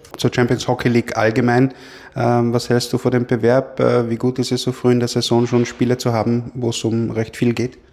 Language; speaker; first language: German; native; German